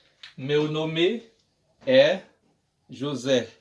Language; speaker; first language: Portuguese; non-native, learner; Haitian Creole